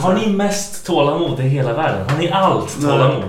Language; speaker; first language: Swedish; native; Swedish